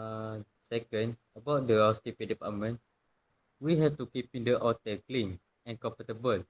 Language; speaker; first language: English; non-native, local second language; Malay